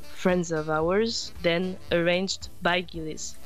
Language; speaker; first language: English; non-native, fluent; French